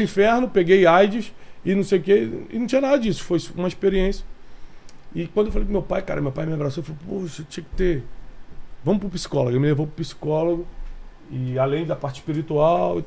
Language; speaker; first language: Portuguese; native; Portuguese